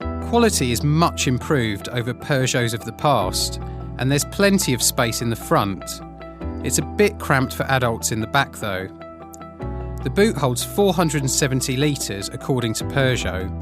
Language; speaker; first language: English; native; English